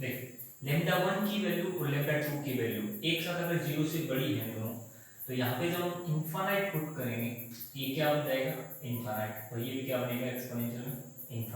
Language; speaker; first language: Hindi; native; Hindi